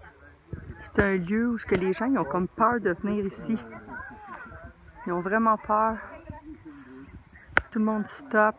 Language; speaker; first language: French; native; French